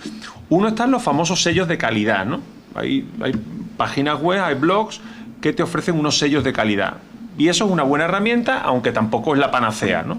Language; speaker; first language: Spanish; native; Spanish